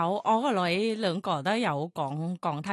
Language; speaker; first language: Cantonese; non-native, fluent; Thai